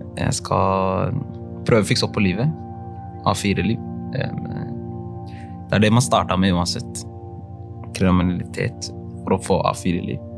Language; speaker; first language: Norwegian; early bilingual, other home language; Somali